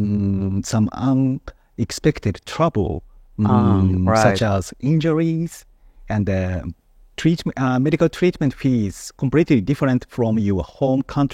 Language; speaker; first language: English; non-native, fluent; Japanese